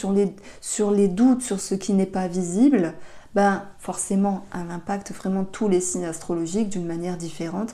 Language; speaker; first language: French; native; French